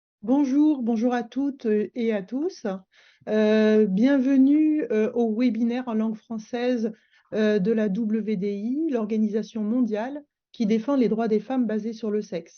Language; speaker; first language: French; native; French